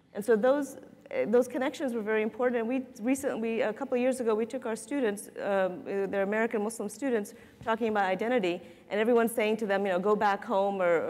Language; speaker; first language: English; native; English